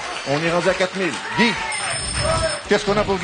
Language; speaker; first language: French; native; French